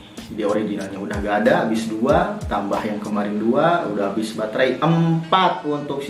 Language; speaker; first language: Indonesian; native; Indonesian